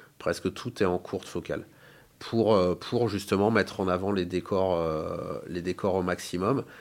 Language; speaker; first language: French; native; French